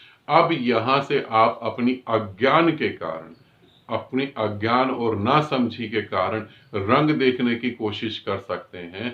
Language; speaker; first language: Hindi; native; Hindi